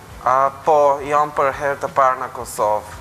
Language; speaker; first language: Albanian; non-native, fluent; Bulgarian